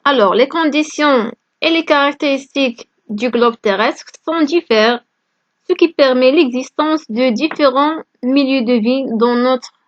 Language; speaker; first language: French; non-native, local second language; Arabic